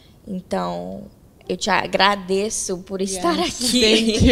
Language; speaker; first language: Portuguese; early bilingual, heritage; Portuguese